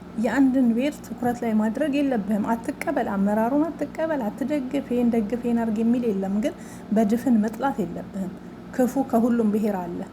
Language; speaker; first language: Amharic; non-native, local second language; Oromo